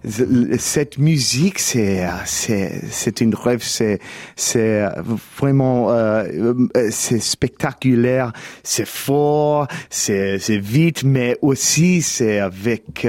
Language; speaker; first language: French; non-native, learner; English